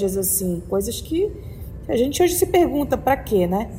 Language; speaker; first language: Portuguese; native; Portuguese